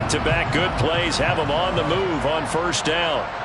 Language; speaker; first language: English; native; English